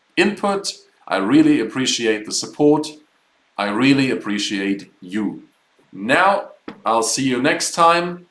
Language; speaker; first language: English; non-native, fluent; German